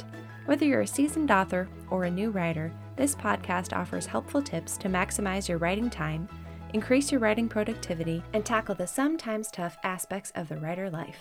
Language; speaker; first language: English; native; English